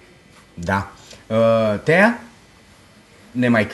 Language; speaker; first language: Romanian; native; Romanian